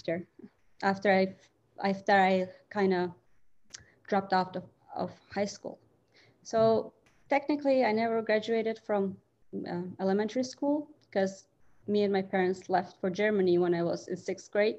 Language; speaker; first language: English; non-native, fluent; Albanian